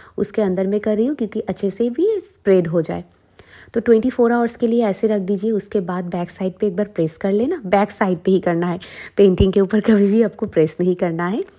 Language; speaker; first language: Hindi; non-native, local second language; Bangla